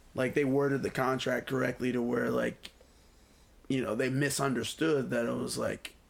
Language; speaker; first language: English; native; English